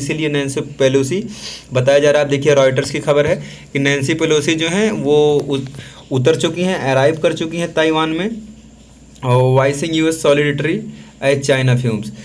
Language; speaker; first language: Hindi; native; Hindi